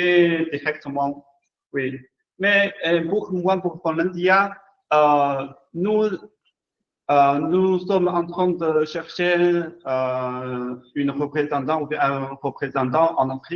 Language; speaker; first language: French; non-native, learner; Chinese